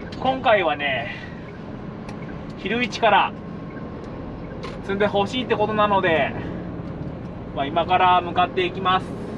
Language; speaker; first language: Japanese; native; Japanese